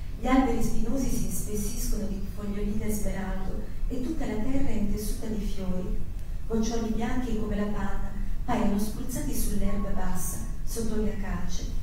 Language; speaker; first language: Italian; early bilingual, heritage; Italian